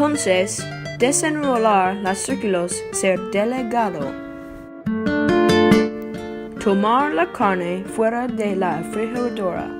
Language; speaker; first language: Spanish; non-native, learner; English